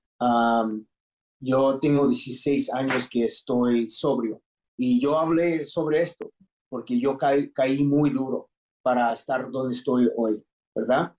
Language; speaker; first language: Spanish; early bilingual, heritage; English